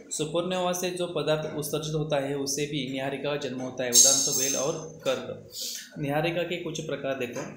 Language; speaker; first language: Hindi; non-native, local second language; Marathi